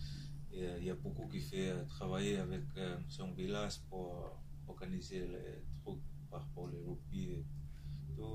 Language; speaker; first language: French; non-native, learner; Tongan